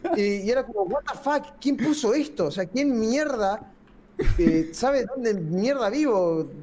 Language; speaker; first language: Spanish; native; Spanish